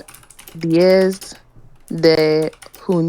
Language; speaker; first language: Spanish; non-native, learner; English